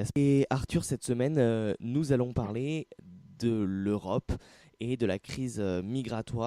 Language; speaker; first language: French; native; French